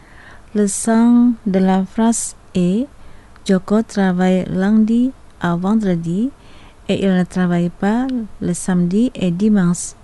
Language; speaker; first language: French; non-native, fluent; Indonesian